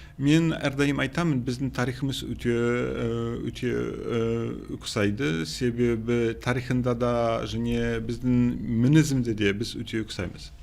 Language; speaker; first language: Kazakh; non-native, fluent; Polish